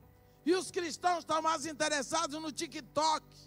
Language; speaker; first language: Portuguese; native; Portuguese